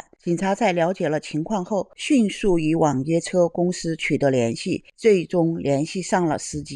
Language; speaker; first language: Chinese; native; Chinese